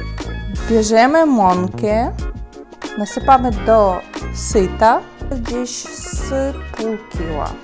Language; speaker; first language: Polish; non-native, fluent; Ukrainian